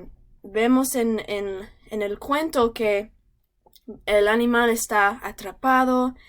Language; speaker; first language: Spanish; non-native, learner; English